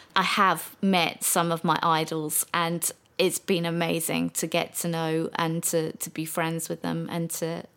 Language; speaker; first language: English; native; English